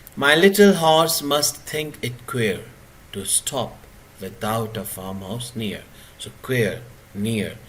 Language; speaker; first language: English; non-native, local second language; Urdu